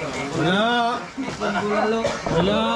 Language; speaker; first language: Filipino; non-native, local second language; Cebuano